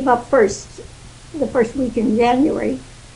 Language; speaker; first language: English; native; English